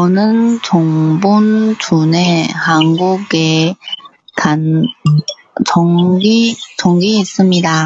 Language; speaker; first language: Korean; non-native, learner; Chinese